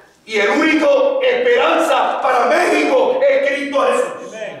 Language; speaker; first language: Spanish; native; Spanish